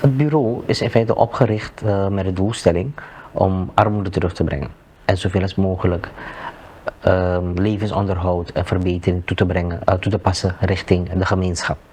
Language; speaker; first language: Dutch; native; Dutch